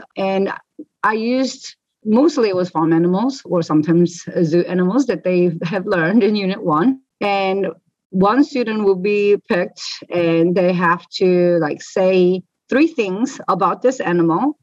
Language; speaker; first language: English; native; English